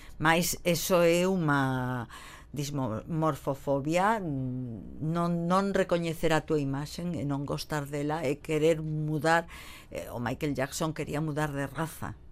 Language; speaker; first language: Galician; native; Galician